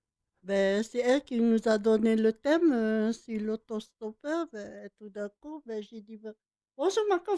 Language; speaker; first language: French; non-native, local second language; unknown